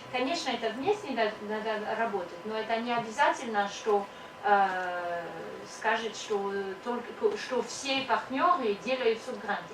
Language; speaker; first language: Russian; non-native, learner; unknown